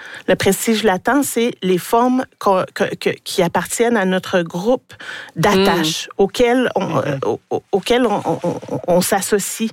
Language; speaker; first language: French; native; French